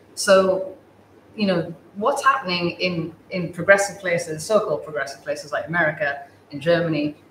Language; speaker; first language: English; native; English